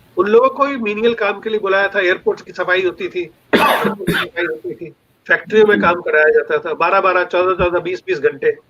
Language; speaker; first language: Hindi; non-native, local second language; Punjabi